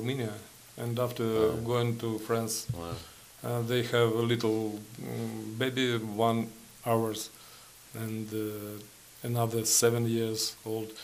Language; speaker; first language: English; non-native, learner; Ukrainian